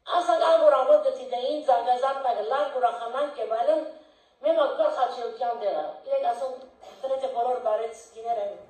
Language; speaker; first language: Armenian; early bilingual, heritage; Armenian